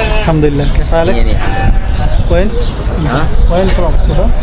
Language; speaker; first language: Arabic; non-native, learner; Bangla